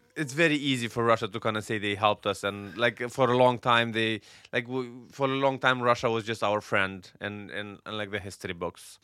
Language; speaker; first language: English; non-native, fluent; Romanian